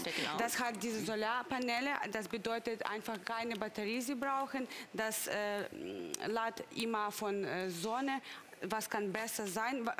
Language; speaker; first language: German; non-native, learner; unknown